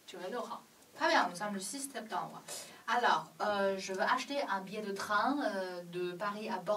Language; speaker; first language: French; non-native, learner; Chinese